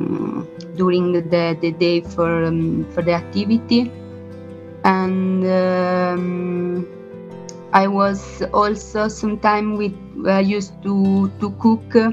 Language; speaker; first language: English; non-native, learner; Italian